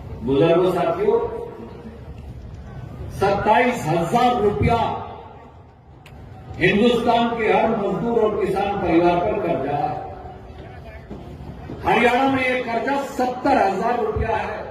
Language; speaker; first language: Hindi; native; Hindi